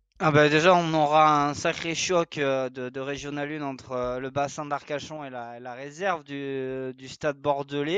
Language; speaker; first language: French; native; French